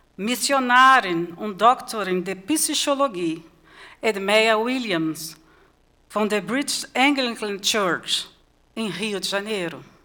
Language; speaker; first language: German; non-native, fluent; Portuguese